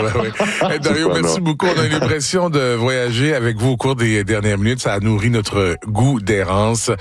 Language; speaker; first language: French; native; French